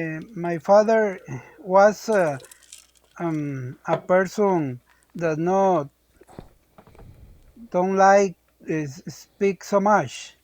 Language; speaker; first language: English; non-native, learner; Spanish